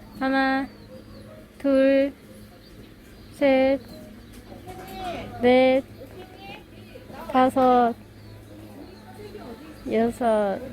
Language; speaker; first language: Korean; non-native, learner; Turkish